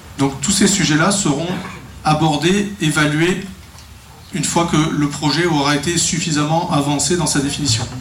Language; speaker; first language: French; native; French